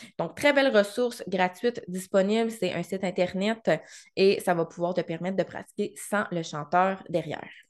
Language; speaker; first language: French; native; French